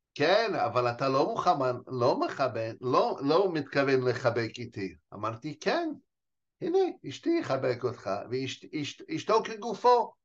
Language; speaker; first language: Hebrew; non-native, fluent; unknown